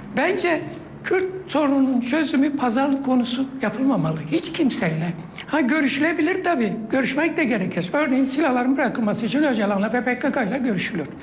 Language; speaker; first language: Turkish; non-native, local second language; Kurdish